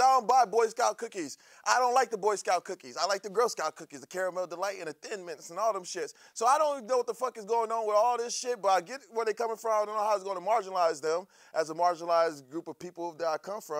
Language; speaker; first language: English; native; English